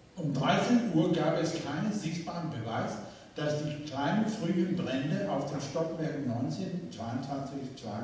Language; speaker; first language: German; non-native, learner; Danish